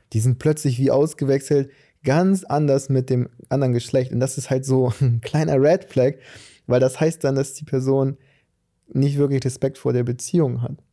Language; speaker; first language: German; early bilingual, other home language; Portuguese